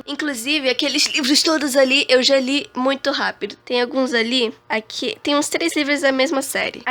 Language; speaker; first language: Portuguese; early bilingual, other home language; Spanish